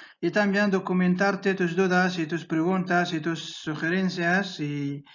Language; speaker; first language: Spanish; non-native, fluent; Arabic